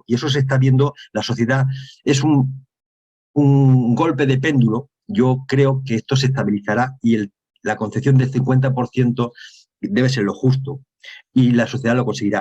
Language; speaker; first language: Spanish; native; Spanish